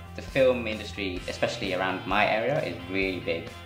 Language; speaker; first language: English; native; English